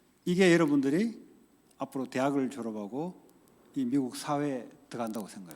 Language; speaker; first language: Korean; native; Korean